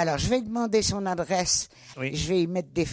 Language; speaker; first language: French; native; French